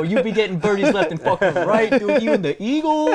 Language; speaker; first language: English; native; English